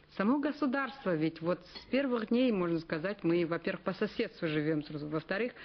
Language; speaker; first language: Russian; non-native, local second language; Kazakh